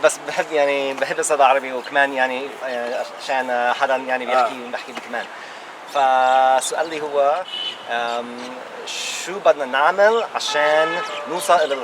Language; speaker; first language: Arabic; non-native, learner; Hebrew